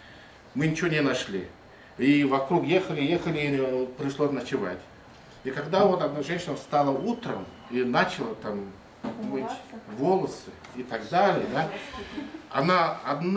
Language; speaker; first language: Russian; non-native, fluent; Mongolian